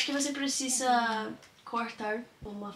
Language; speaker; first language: Portuguese; non-native, fluent; English